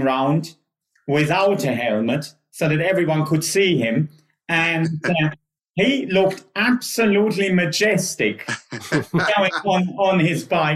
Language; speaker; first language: English; non-native, fluent; German